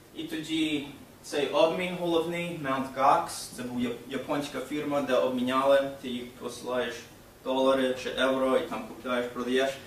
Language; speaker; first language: Ukrainian; early bilingual, other home language; English